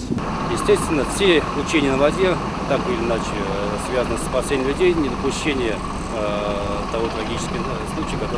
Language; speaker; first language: Russian; native; Russian